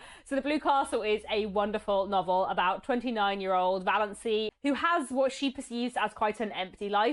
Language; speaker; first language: English; native; English